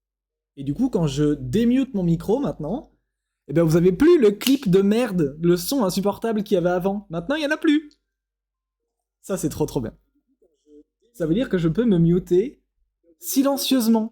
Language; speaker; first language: French; native; French